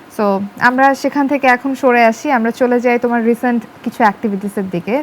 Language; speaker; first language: Bangla; native; Bangla